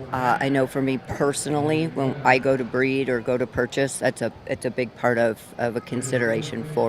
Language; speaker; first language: English; native; English